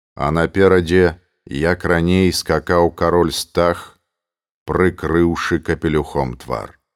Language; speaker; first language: Belarusian; native; Belarusian